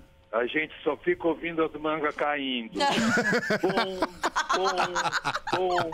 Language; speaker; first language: Portuguese; native; Portuguese